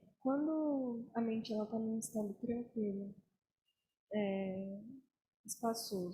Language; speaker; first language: Portuguese; native; Portuguese